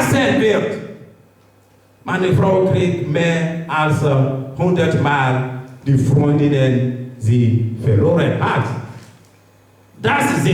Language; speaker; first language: German; non-native, learner; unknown